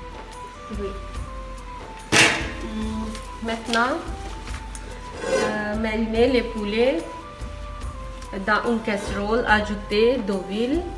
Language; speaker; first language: French; non-native, learner; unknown